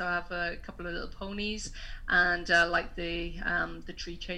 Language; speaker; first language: English; native; English